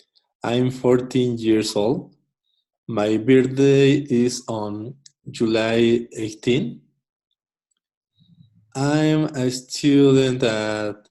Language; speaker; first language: English; non-native, learner; Spanish